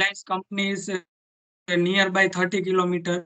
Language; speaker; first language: English; non-native, learner; Gujarati